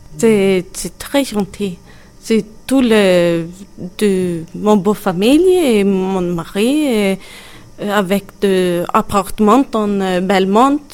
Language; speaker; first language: French; non-native, learner; Swedish